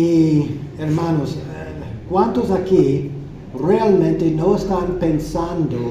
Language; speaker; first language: Spanish; non-native, fluent; English